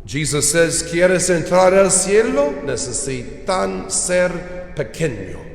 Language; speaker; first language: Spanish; non-native, learner; English